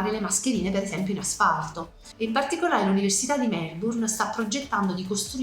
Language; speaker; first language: Italian; native; Italian